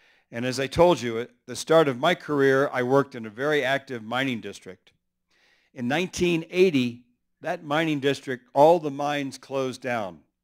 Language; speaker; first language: English; early bilingual, other home language; Spanish